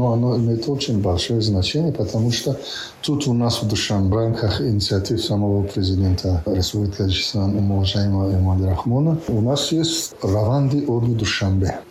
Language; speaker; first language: Russian; non-native, local second language; Tajik